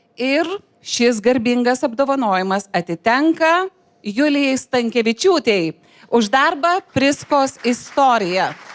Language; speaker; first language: Lithuanian; native; Lithuanian